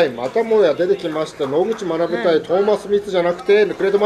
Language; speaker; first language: Japanese; native; Japanese